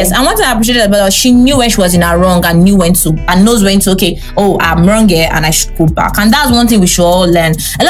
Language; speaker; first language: English; non-native, local second language; Igbo